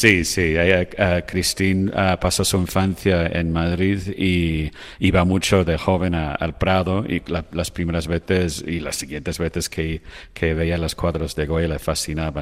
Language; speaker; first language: Spanish; non-native, fluent; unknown